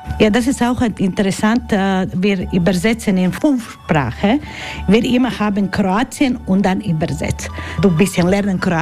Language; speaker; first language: German; non-native, learner; Croatian